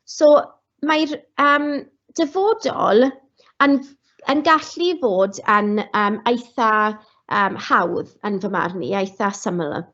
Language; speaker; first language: Welsh; non-native, local second language; English